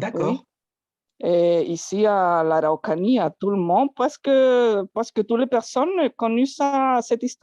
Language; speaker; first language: French; non-native, learner; Spanish